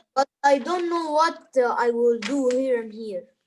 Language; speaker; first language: English; non-native, learner; Arabic